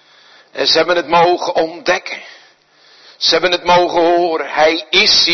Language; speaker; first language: Dutch; native; Dutch